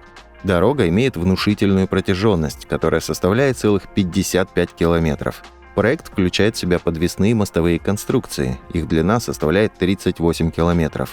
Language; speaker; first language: Russian; native; Russian